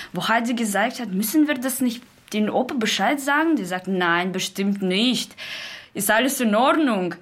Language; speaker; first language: German; non-native, learner; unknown